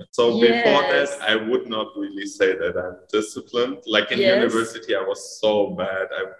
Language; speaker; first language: English; non-native, fluent; German